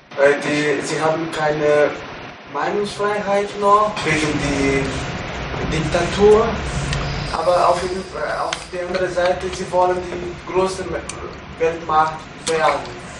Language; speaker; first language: German; non-native, fluent; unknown